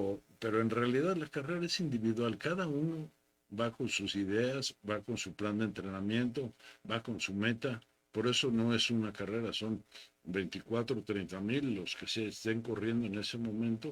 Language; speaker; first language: Spanish; native; Spanish